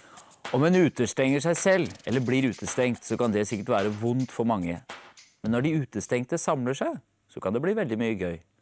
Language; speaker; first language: Norwegian; native; Norwegian